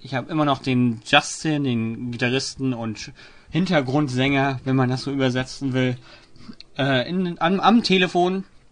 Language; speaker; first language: German; native; German